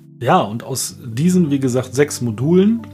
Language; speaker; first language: German; native; German